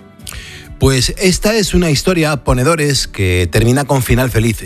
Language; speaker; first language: Spanish; native; Spanish